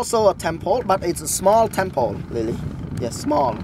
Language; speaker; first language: English; non-native, fluent; Khmer